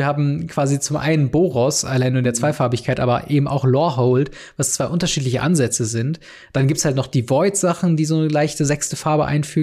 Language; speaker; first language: German; native; German